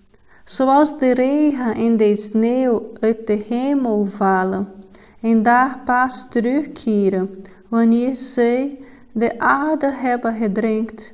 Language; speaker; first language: Dutch; non-native, fluent; Portuguese